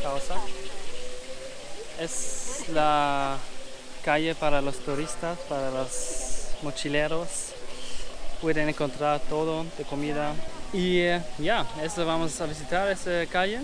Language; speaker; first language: Spanish; non-native, learner; German